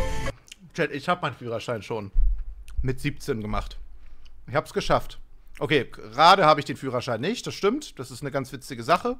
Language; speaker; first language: German; native; German